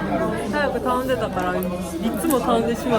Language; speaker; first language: Japanese; non-native, fluent; Korean